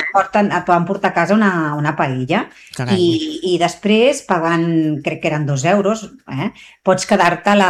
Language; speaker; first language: Catalan; native; Catalan